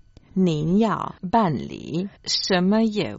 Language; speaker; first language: Croatian; native; Croatian